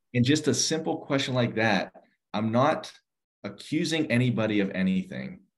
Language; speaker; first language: English; native; English